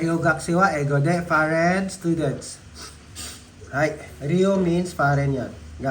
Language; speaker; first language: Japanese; non-native, fluent; Filipino